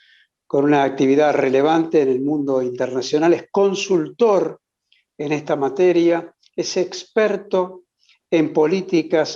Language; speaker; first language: Spanish; native; Spanish